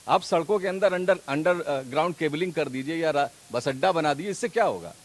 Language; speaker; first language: Hindi; native; Hindi